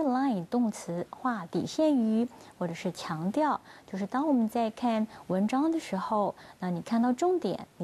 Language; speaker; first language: Chinese; native; Chinese